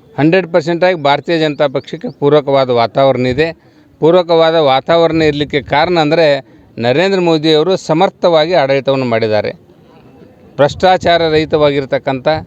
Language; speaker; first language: Kannada; native; Kannada